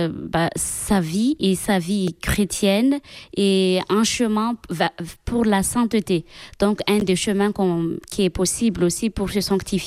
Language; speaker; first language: French; non-native, local second language; Malagasy